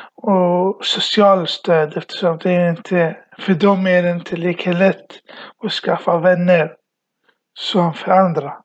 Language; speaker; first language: Swedish; early bilingual, other home language; Arabic